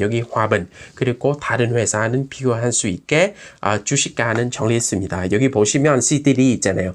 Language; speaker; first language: Korean; non-native, fluent; Vietnamese